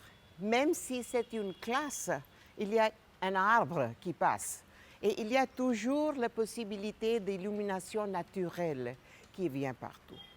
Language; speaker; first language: French; non-native, fluent; Gujarati